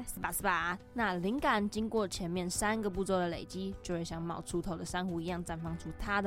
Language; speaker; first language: Chinese; native; Chinese